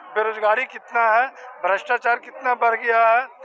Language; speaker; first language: Hindi; native; Hindi